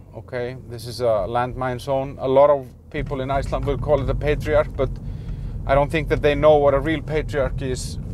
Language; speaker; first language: English; non-native, fluent; Icelandic